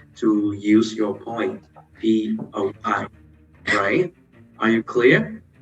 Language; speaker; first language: English; non-native, fluent; Vietnamese